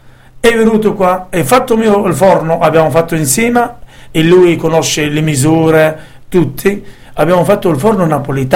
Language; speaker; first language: Italian; non-native, learner; Arabic